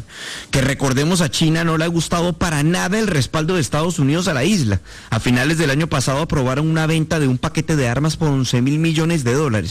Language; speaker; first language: Spanish; native; Spanish